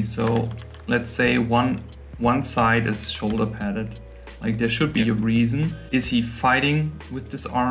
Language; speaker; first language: English; non-native, fluent; German